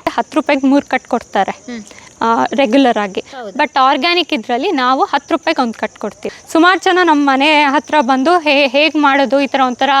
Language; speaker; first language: Kannada; non-native, local second language; Marathi